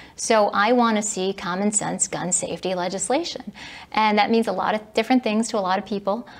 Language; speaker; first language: English; native; English